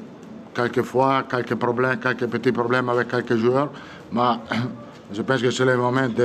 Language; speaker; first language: French; non-native, fluent; Italian